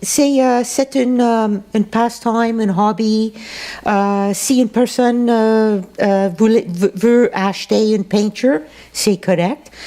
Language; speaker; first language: French; non-native, local second language; English